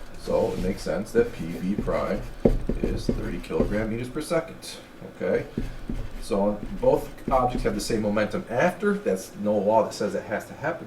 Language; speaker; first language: English; native; English